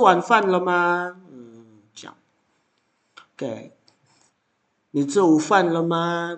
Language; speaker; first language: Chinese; non-native, fluent; Indonesian